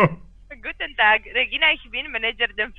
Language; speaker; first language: German; non-native, learner; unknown